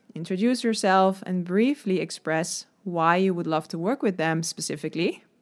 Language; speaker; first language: English; non-native, fluent; Dutch